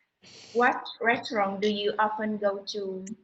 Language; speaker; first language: English; non-native, learner; Vietnamese